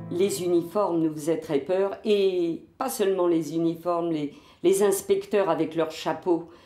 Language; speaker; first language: French; native; French